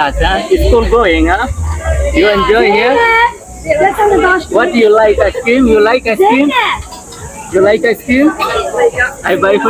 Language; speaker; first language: English; non-native, learner; Hindi